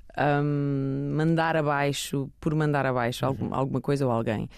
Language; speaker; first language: Portuguese; early bilingual, heritage; Portuguese